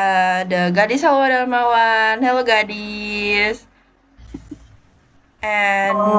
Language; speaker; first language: English; non-native, learner; Indonesian